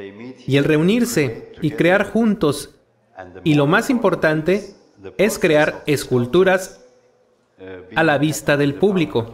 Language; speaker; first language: Spanish; non-native, fluent; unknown